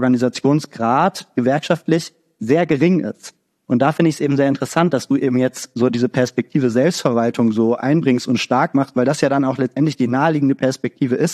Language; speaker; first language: German; native; German